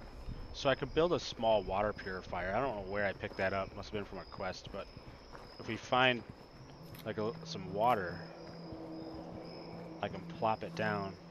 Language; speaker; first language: English; native; English